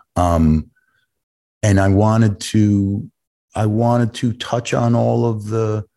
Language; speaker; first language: English; native; English